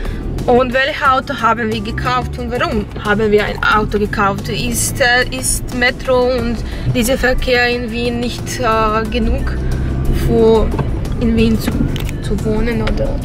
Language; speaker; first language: German; non-native, fluent; Bosnian